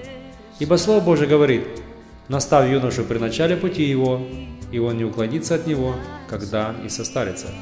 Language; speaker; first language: Russian; native; Russian